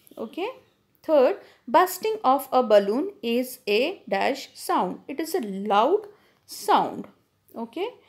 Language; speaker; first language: English; non-native, local second language; Hindi